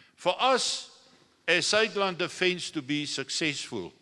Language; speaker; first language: English; non-native, local second language; Afrikaans